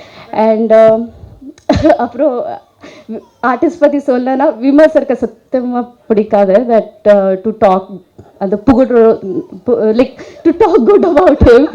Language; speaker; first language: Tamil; non-native, learner; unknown